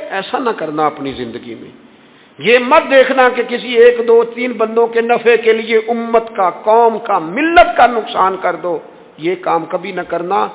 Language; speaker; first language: Urdu; non-native, local second language; Punjabi